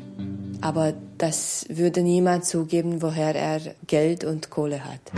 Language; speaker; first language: German; non-native, fluent; Hungarian